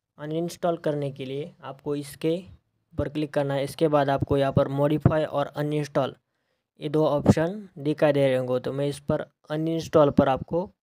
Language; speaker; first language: Hindi; non-native, local second language; Marathi